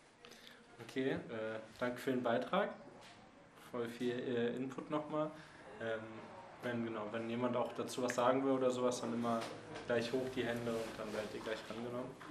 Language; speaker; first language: German; native; German